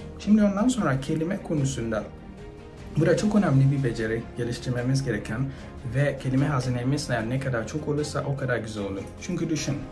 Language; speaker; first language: Turkish; non-native, fluent; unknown